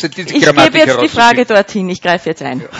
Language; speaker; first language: German; native; German